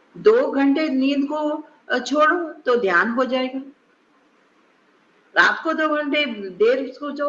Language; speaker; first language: Hindi; non-native, local second language; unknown